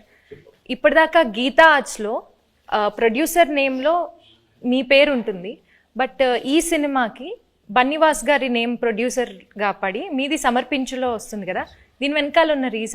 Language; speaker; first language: Telugu; native; Telugu